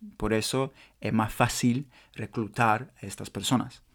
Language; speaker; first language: Spanish; non-native, learner; English